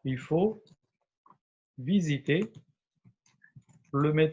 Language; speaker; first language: French; non-native, fluent; Albanian